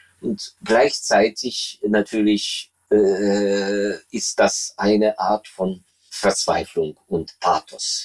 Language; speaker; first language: German; non-native, fluent; Ukrainian